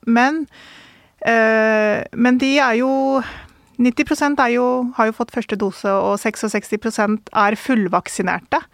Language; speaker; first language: Norwegian; early bilingual, other home language; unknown